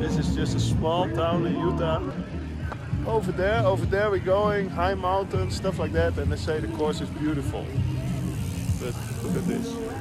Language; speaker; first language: English; non-native, fluent; Dutch